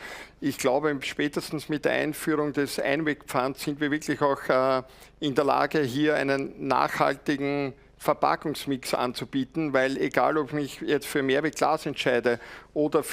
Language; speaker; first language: German; native; German